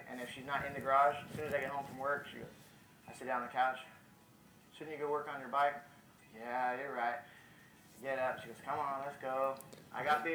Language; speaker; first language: English; native; English